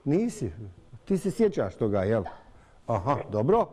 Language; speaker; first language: Bosnian; native; Bosnian